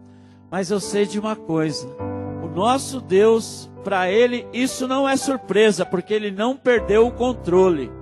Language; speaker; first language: Portuguese; native; Portuguese